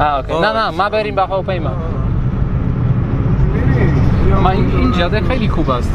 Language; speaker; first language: Persian; non-native, learner; Polish